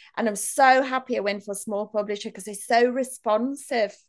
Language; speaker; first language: English; non-native, local second language; Afrikaans